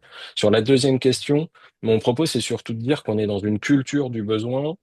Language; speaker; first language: French; native; French